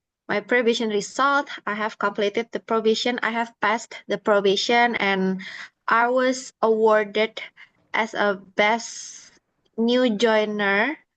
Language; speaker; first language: English; non-native, learner; Indonesian